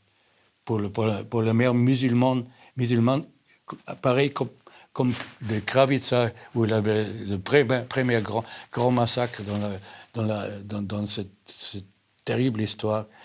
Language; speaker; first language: French; non-native, fluent; German